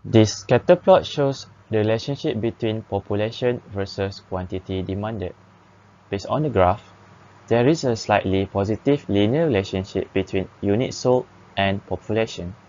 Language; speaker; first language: English; non-native, local second language; Malay